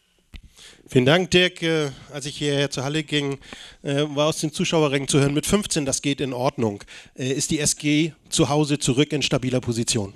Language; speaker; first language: German; native; German